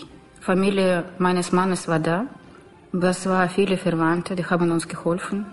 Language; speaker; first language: German; non-native, learner; Russian